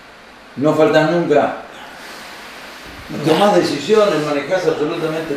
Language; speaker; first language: Spanish; native; Spanish